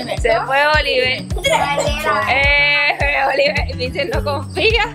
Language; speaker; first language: Spanish; native; Spanish